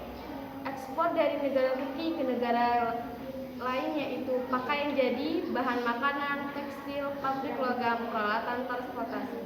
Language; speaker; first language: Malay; non-native, local second language; Madurese